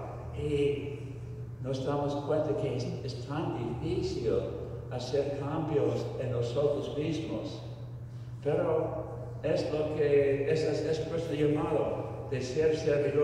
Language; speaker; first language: Spanish; non-native, fluent; English